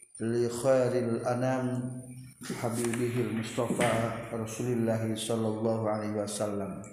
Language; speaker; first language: Arabic; non-native, learner; Indonesian